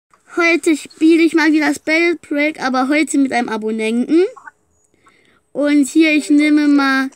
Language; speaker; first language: German; native; German